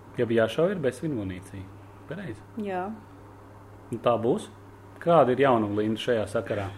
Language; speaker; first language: Latvian; native; Latvian